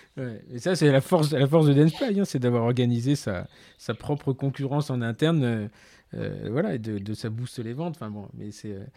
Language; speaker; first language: French; native; French